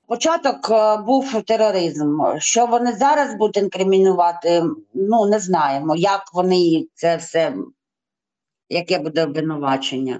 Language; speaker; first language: Ukrainian; non-native, local second language; Russian